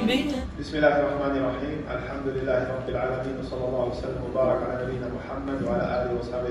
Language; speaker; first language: Arabic; non-native, fluent; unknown